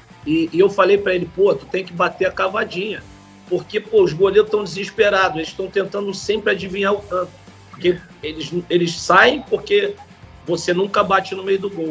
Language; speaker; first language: Portuguese; native; Portuguese